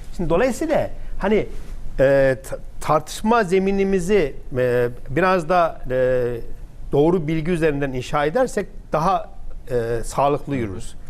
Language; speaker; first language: Turkish; native; Turkish